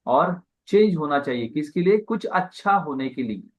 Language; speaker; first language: Hindi; non-native, local second language; Marathi